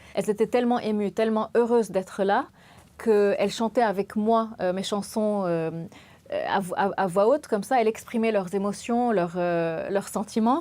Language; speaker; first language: French; non-native, local second language; Arabic